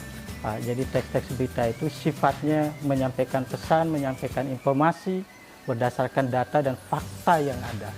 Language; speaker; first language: Indonesian; native; Indonesian